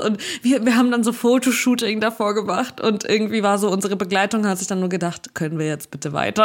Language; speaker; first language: German; early bilingual, other home language; Russian